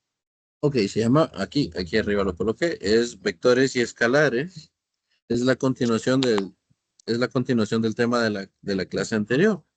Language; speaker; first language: Spanish; native; Spanish